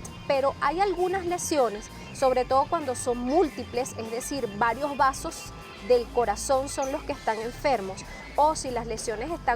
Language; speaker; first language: Spanish; native; Spanish